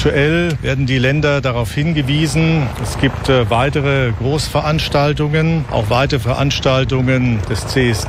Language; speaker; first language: German; native; German